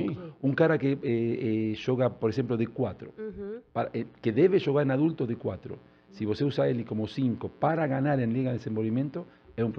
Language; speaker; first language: Portuguese; non-native, learner; Spanish